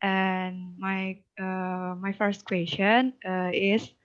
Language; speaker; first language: English; non-native, learner; Indonesian